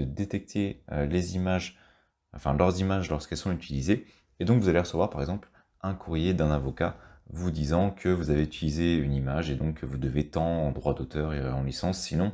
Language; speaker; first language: French; native; French